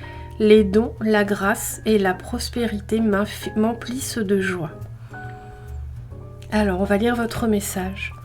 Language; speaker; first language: French; native; French